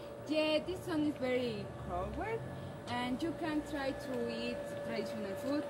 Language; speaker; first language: English; non-native, learner; Spanish